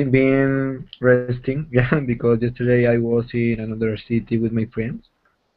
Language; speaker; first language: English; non-native, learner; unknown